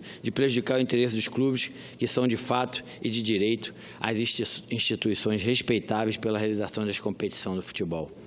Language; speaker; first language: Portuguese; native; Portuguese